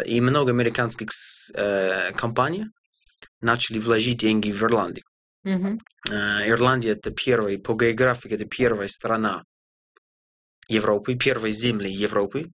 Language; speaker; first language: Russian; non-native, fluent; English